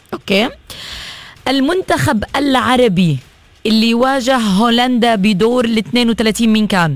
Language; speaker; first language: Arabic; native; Arabic